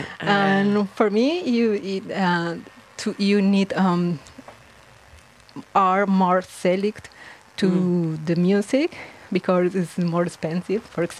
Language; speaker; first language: English; non-native, learner; Spanish